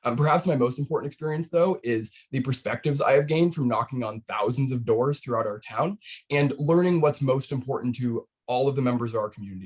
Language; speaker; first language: English; native; English